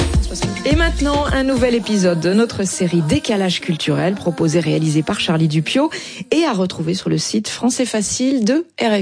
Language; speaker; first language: French; native; French